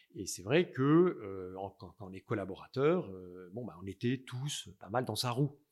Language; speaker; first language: French; native; French